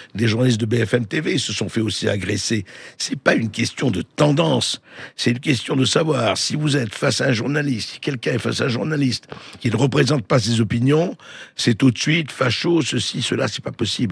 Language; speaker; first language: French; native; French